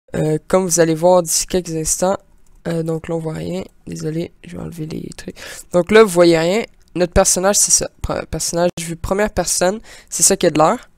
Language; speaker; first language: French; native; French